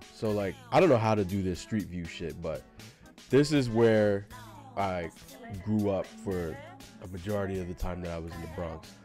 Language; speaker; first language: English; native; English